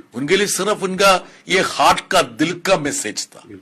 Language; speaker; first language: Hindi; non-native, local second language; Malayalam